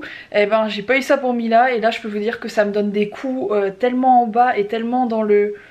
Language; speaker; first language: French; native; French